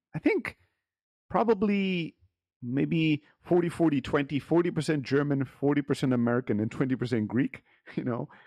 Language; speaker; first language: English; early bilingual, heritage; German